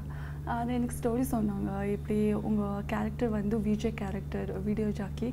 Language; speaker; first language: Tamil; non-native, learner; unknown